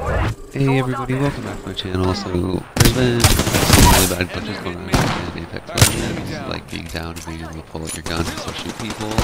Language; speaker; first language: English; native; English